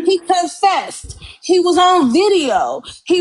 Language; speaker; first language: English; native; English